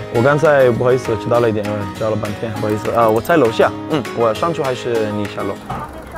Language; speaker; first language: Chinese; non-native, fluent; Hebrew